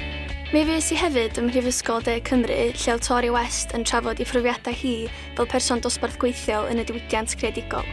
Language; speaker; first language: Welsh; native; Welsh